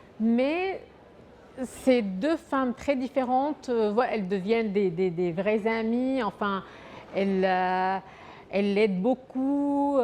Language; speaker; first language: French; non-native, fluent; Arabic